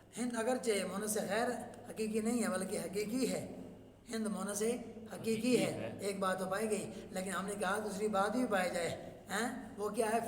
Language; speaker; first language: Urdu; non-native, local second language; Northern Hindko